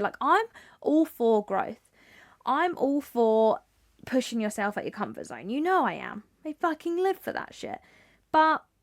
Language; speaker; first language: English; native; English